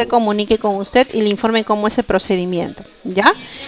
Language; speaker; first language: Spanish; native; Spanish